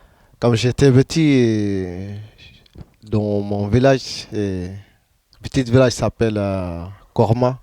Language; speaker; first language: French; non-native, learner; Arabic